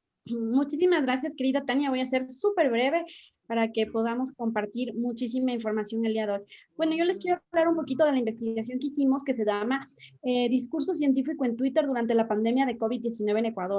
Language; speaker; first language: Spanish; native; Spanish